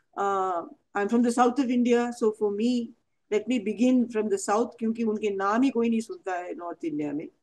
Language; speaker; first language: Hindi; non-native, local second language; Tamil